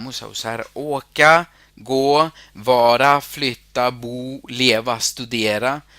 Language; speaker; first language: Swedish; non-native, fluent; Spanish